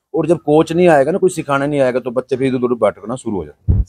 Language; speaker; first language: Hindi; native; Hindi